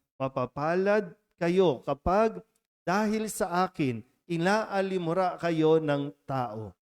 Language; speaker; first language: Filipino; native; Filipino